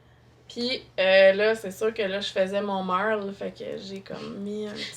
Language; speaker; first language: French; native; French